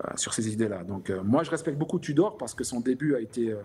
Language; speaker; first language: French; native; French